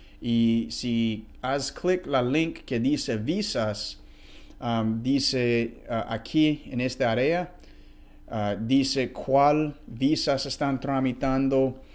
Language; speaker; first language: Spanish; non-native, fluent; English